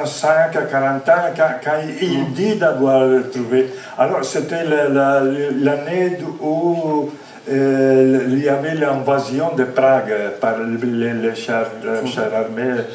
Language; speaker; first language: French; non-native, fluent; Italian